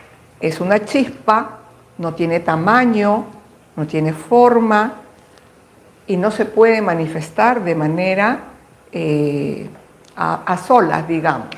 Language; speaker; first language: Spanish; native; Spanish